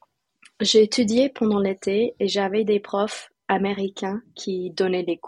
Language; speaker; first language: French; non-native, fluent; English